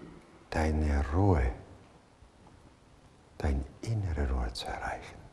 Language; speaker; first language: German; non-native, fluent; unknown